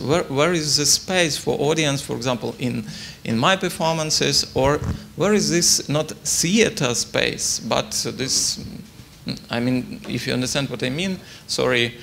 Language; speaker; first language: English; non-native, learner; Ukrainian